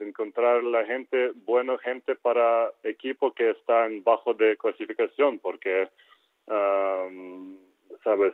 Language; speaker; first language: Spanish; non-native, learner; Ukrainian